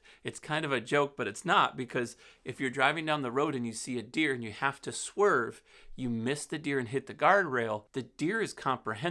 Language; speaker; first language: English; native; English